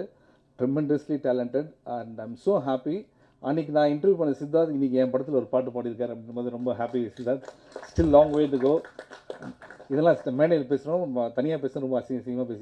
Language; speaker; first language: Tamil; native; Tamil